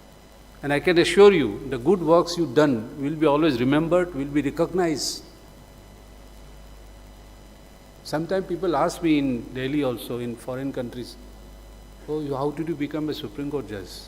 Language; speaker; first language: English; non-native, local second language; Manipuri